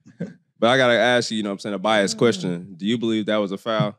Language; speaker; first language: English; native; English